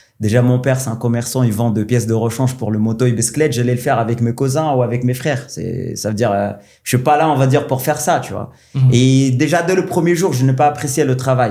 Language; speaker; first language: French; non-native, local second language; Arabic